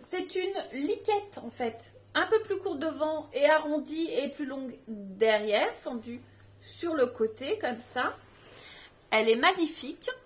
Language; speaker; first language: French; native; French